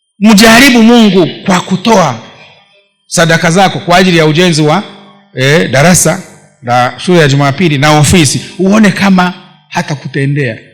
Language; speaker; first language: Swahili; non-native, local second language; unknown